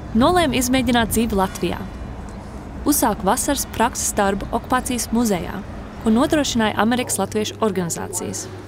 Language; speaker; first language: Latvian; early bilingual, heritage; Latvian